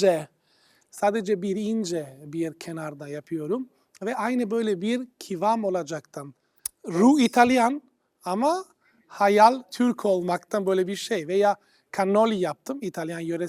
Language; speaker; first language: Turkish; non-native, fluent; Italian